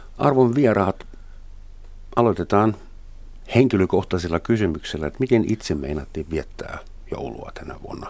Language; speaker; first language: Finnish; non-native, fluent; German